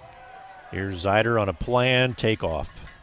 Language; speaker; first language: English; native; English